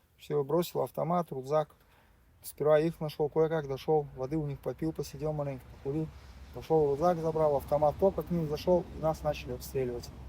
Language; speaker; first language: Russian; native; Russian